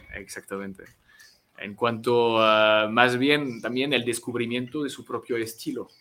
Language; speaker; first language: Spanish; non-native, fluent; French